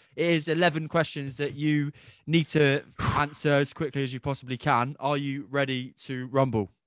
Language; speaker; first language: English; native; English